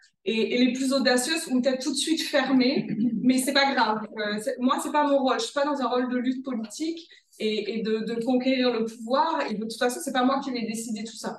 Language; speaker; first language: French; native; French